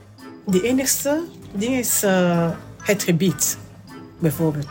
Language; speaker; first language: Dutch; non-native, learner; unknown